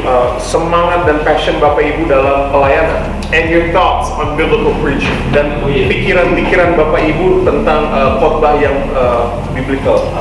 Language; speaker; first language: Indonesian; non-native, fluent; English